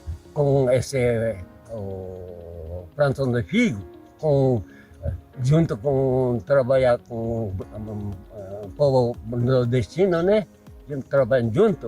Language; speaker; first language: Portuguese; non-native, learner; Japanese